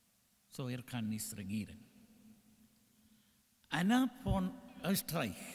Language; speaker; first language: German; non-native, learner; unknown